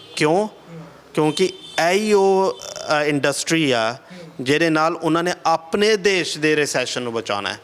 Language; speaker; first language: Punjabi; early bilingual, heritage; Punjabi